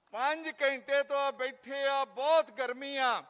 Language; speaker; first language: Hindi; non-native, local second language; Punjabi